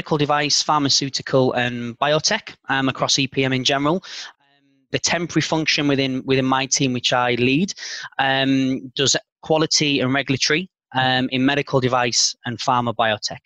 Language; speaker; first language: English; native; English